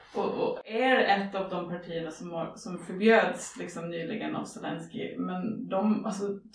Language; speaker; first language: Swedish; non-native, fluent; English